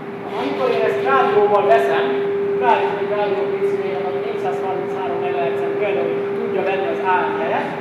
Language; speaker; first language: Hungarian; native; Hungarian